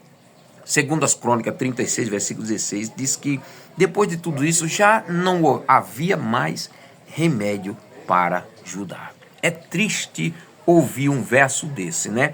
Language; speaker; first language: Portuguese; native; Portuguese